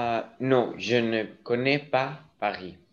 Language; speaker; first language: French; non-native, learner; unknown